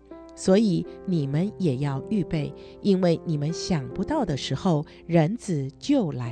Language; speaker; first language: Chinese; native; Chinese